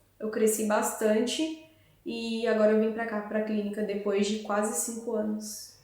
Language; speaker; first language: Portuguese; native; Portuguese